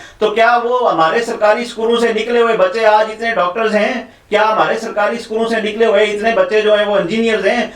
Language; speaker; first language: Urdu; non-native, local second language; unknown